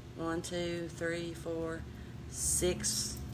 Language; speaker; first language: English; native; English